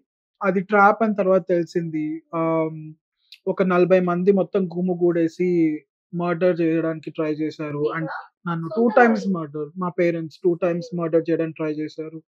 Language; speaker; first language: Telugu; native; Telugu